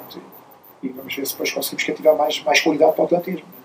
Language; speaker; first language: Portuguese; native; Portuguese